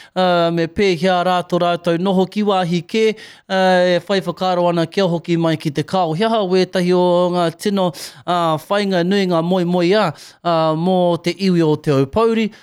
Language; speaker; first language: Māori; native; Māori